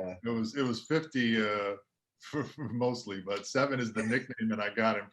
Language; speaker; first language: English; native; English